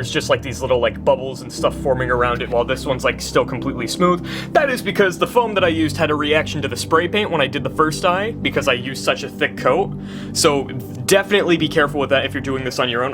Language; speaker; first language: English; native; English